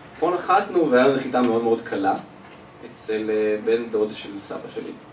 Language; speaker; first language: Hebrew; early bilingual, other home language; Russian